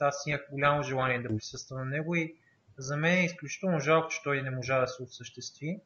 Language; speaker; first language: Bulgarian; native; Bulgarian